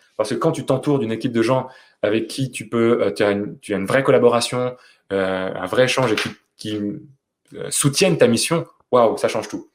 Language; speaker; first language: French; native; French